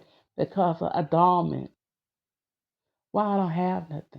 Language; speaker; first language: English; native; English